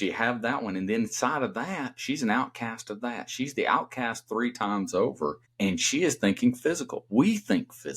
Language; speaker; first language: English; native; English